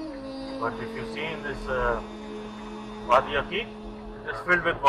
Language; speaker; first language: English; non-native, fluent; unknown